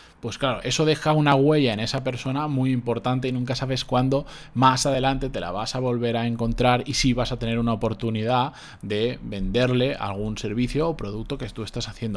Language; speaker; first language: Spanish; native; Spanish